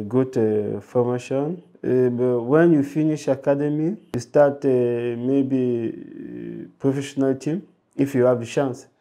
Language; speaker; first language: English; non-native, local second language; French